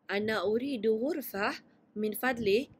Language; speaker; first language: Arabic; non-native, learner; Malay